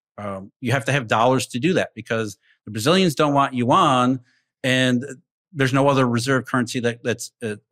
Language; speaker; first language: English; native; English